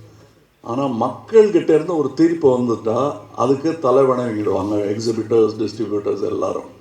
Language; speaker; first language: Tamil; native; Tamil